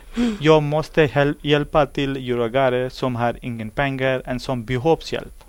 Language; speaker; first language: Swedish; non-native, learner; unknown